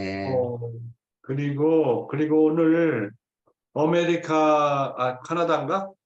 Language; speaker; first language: Korean; native; Korean